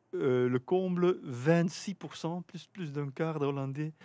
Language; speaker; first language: French; native; French